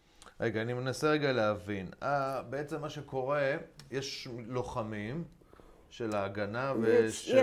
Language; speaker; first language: Hebrew; native; Hebrew